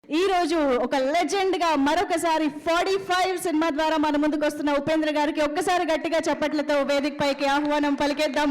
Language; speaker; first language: Telugu; native; Telugu